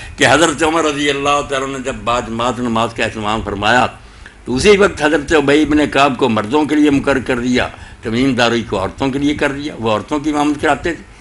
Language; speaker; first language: Urdu; non-native, local second language; Punjabi